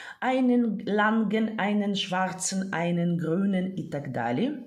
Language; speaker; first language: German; non-native, fluent; Ukrainian